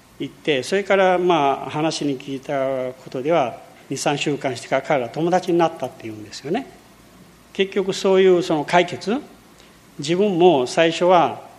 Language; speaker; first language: Japanese; early bilingual, heritage; Portuguese